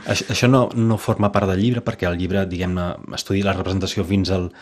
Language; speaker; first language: Catalan; native; Catalan